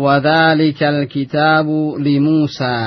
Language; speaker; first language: Arabic; non-native, fluent; Indonesian